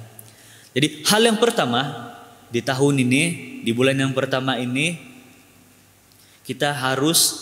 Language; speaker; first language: Malay; native; Malay